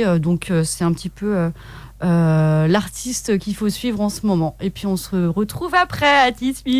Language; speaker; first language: French; native; French